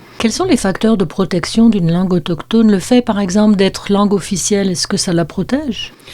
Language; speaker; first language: French; native; French